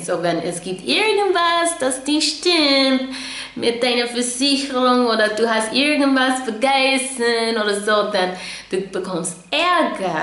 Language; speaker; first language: German; non-native, fluent; English